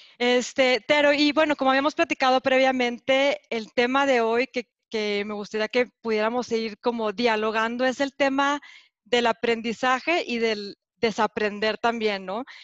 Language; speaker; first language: Spanish; native; Spanish